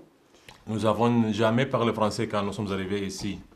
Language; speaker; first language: French; non-native, learner; Arabic